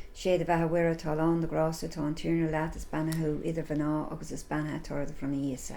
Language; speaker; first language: Irish; non-native, local second language; English